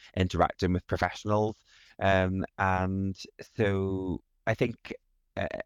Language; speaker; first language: English; native; English